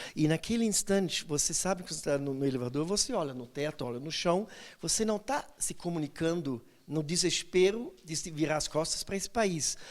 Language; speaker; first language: Portuguese; non-native, fluent; German